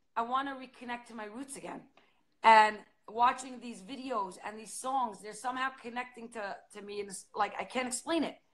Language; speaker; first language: English; native; English